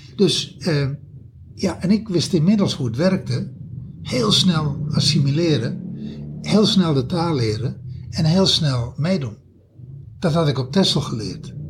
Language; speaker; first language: Dutch; early bilingual, other home language; German